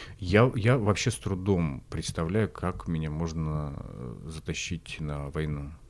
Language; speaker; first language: Russian; native; Russian